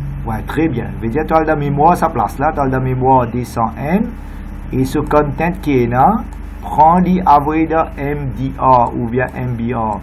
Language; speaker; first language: French; non-native, local second language; Morisyen